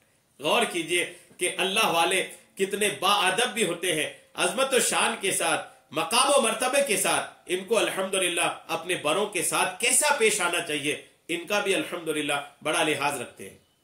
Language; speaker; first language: Urdu; native; Urdu